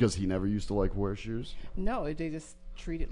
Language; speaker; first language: English; native; English